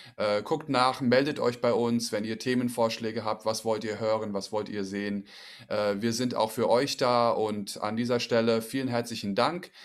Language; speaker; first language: German; native; German